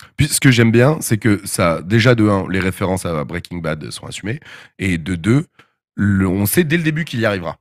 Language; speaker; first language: French; native; French